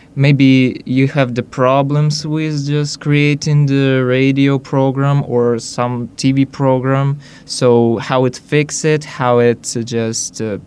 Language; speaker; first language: English; non-native, learner; Hungarian